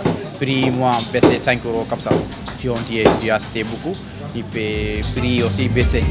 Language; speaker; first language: French; non-native, learner; Tamil